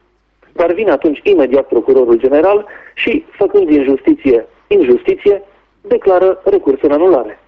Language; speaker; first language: Romanian; native; Romanian